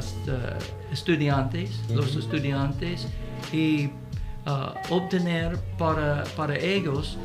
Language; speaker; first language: Spanish; non-native, learner; English